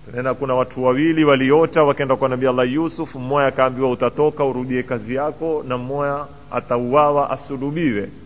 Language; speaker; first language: Swahili; native; Swahili